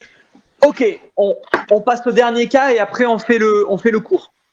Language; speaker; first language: French; native; French